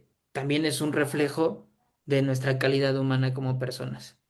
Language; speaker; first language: Spanish; native; Spanish